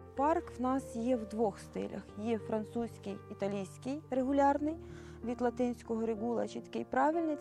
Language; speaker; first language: Ukrainian; native; Ukrainian